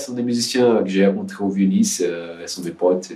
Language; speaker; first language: French; non-native, learner; Portuguese